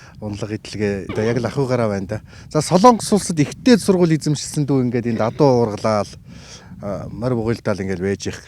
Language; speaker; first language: Mongolian; native; Mongolian